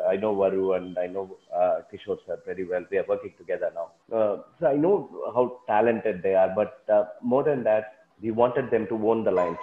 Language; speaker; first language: English; non-native, local second language; Tamil